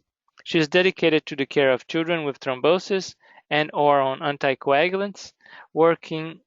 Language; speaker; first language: English; native; English